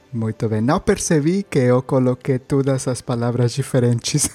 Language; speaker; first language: Portuguese; non-native, learner; Spanish